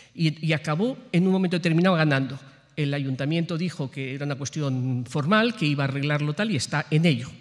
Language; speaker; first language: Spanish; native; Spanish